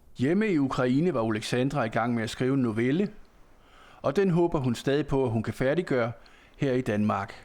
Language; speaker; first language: Danish; native; Danish